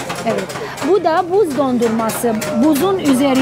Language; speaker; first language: Turkish; non-native, fluent; Arabic